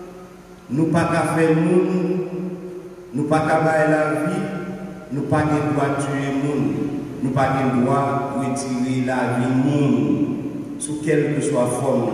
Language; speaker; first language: French; non-native, local second language; Haitian Creole